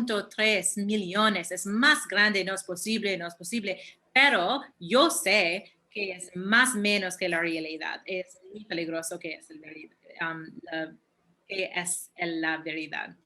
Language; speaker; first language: Spanish; early bilingual, heritage; Spanish